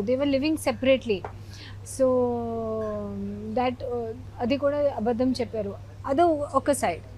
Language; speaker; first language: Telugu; non-native, learner; Hindi